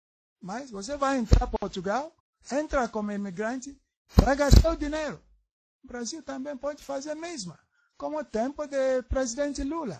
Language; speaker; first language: Portuguese; non-native, learner; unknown